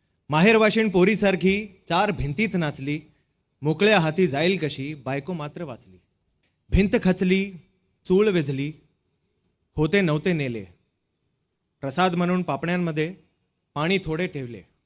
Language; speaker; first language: Marathi; non-native, local second language; Hindi